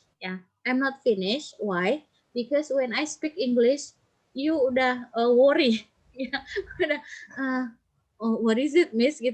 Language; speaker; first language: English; non-native, fluent; Indonesian